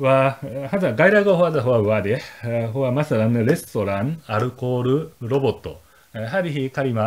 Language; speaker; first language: Arabic; non-native, fluent; Japanese